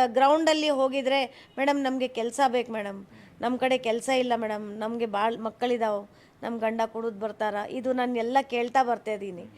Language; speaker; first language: Kannada; non-native, local second language; Hindi